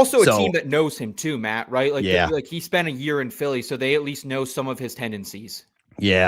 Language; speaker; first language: English; native; English